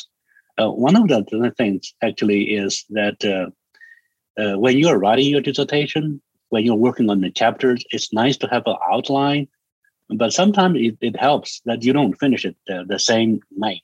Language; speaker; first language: English; non-native, fluent; Chinese